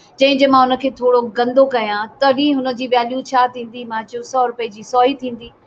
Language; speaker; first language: Sindhi; native; Sindhi